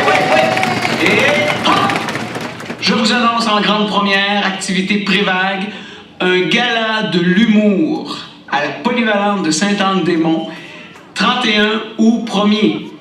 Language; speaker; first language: French; native; French